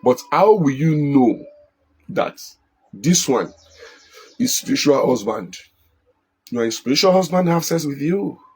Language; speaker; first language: English; non-native, local second language; Yoruba